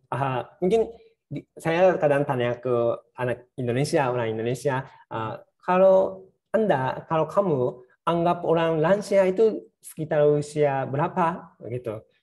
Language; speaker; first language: Indonesian; non-native, fluent; Japanese